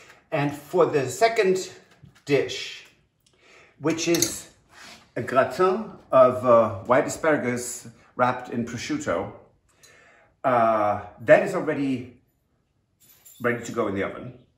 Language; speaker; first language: English; non-native, fluent; German